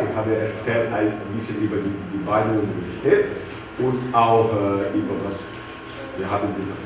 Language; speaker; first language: German; non-native, learner; Portuguese